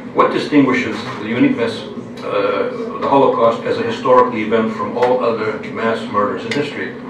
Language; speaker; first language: English; non-native, fluent; Lithuanian